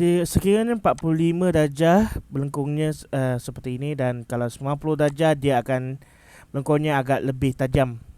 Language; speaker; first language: Malay; native; Malay